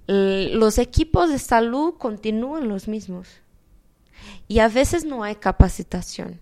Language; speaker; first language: Spanish; non-native, fluent; Portuguese